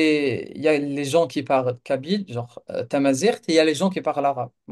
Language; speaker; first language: French; non-native, local second language; Kabyle